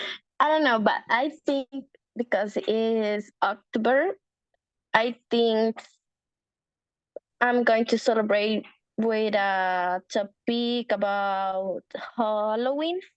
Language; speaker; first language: English; non-native, learner; Spanish